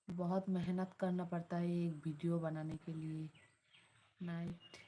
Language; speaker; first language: Hindi; non-native, local second language; Bangla